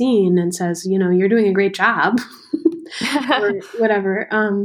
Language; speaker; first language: English; native; English